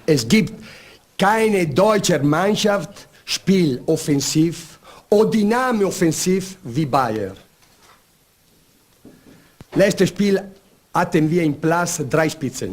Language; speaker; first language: German; non-native, learner; Italian